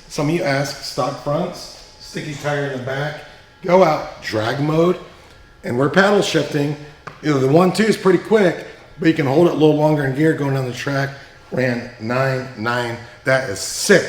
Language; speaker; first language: English; native; English